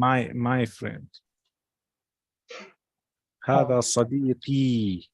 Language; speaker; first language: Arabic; non-native, fluent; English